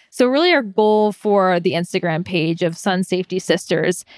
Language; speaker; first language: English; native; English